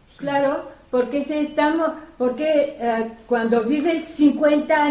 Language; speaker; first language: Spanish; non-native, fluent; Armenian